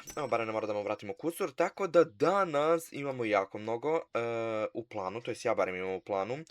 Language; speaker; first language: Bosnian; early bilingual, heritage; Bosnian